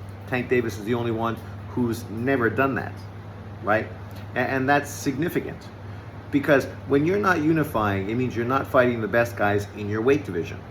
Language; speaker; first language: English; native; English